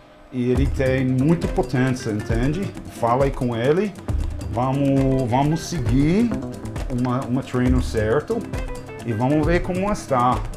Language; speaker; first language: Portuguese; non-native, learner; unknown